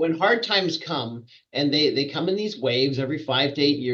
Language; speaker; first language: English; native; English